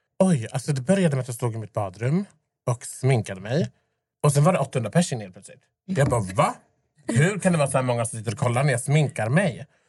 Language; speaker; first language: Swedish; early bilingual, other home language; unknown